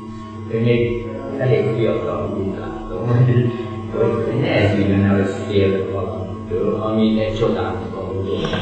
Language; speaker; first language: Hungarian; non-native, fluent; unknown